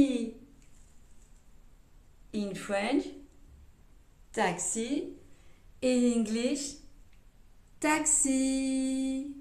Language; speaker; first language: English; non-native, learner; French